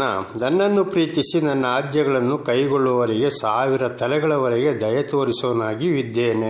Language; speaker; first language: Kannada; native; Kannada